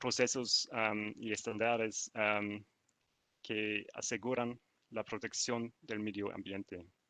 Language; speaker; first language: Spanish; non-native, learner; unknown